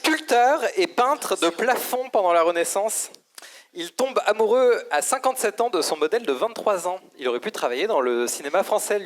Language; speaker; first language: French; native; French